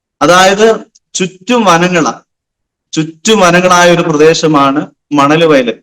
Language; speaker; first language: Malayalam; non-native, local second language; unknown